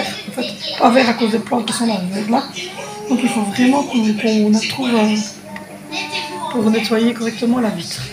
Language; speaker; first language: French; native; French